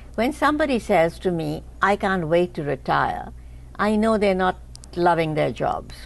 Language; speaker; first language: English; non-native, local second language; Hindi